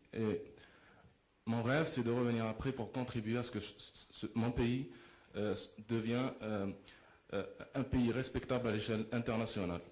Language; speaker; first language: French; non-native, local second language; Arabic